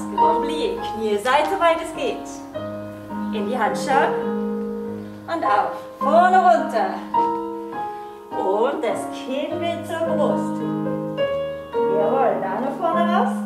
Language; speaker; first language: German; native; German